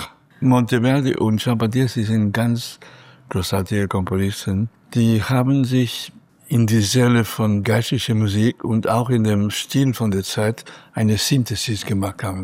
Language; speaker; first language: German; non-native, fluent; Catalan